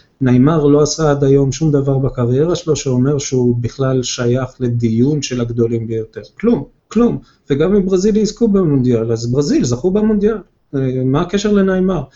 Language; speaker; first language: Hebrew; native; Hebrew